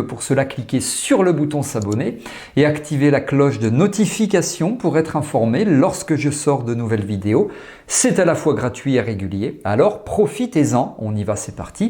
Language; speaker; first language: French; native; French